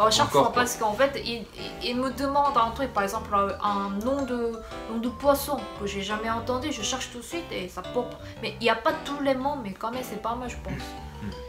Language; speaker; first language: French; non-native, fluent; Korean